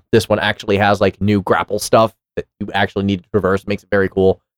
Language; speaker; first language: English; native; English